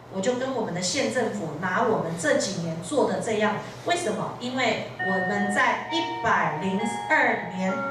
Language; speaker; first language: Chinese; native; Chinese